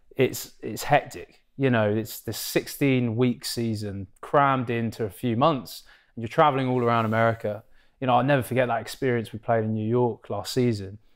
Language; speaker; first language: English; native; English